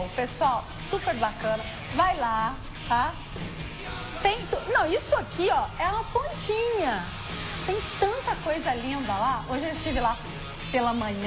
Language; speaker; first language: Portuguese; native; Portuguese